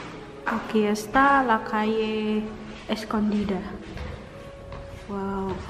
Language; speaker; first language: Spanish; non-native, learner; Indonesian